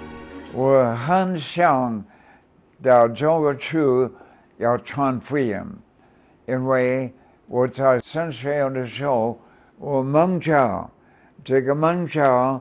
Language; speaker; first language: Chinese; non-native, fluent; English